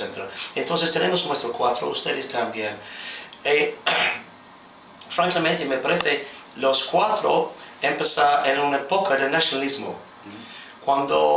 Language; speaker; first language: Spanish; non-native, fluent; English